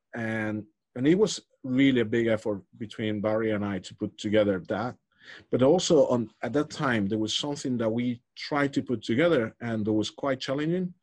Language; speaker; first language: English; non-native, fluent; Spanish